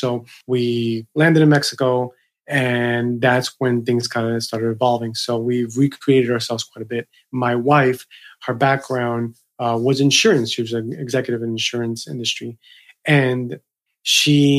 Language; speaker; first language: English; early bilingual, other home language; Spanish